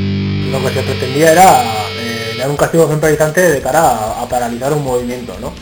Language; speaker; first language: Spanish; native; Spanish